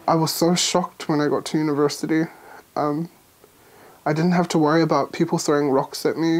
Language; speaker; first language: English; native; English